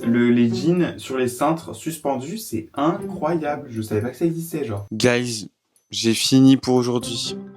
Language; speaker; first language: French; native; French